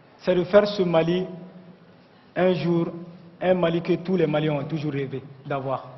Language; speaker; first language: French; non-native, local second language; Bambara